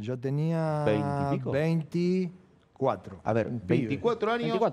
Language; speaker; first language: Spanish; native; Spanish